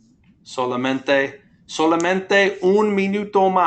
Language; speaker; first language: Spanish; non-native, fluent; English